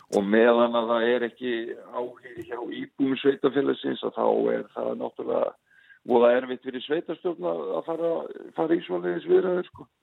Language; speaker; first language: Icelandic; native; Icelandic